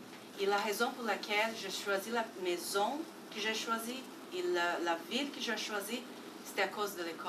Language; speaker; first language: French; non-native, fluent; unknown